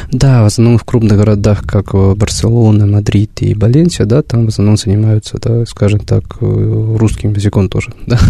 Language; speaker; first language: Russian; non-native, fluent; Spanish